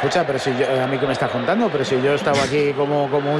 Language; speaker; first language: Spanish; native; Spanish